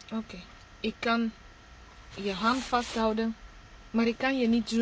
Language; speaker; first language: Dutch; early bilingual, other home language; Lingala